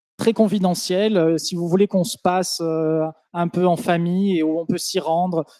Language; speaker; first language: French; native; French